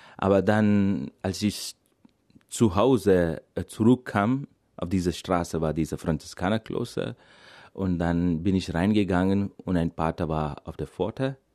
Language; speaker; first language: German; non-native, fluent; Malayalam